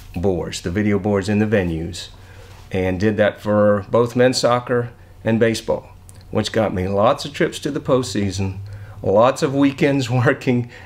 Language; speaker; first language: English; native; English